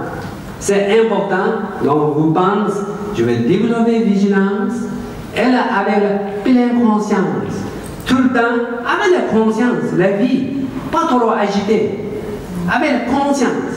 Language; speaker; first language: French; non-native, learner; Tibetan